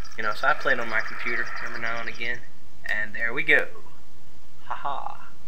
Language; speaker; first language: English; native; English